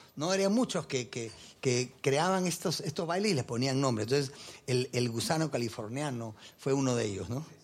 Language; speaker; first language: Spanish; early bilingual, heritage; Spanish